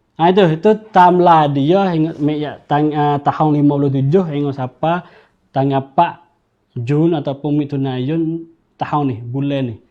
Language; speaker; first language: Malay; native; Malay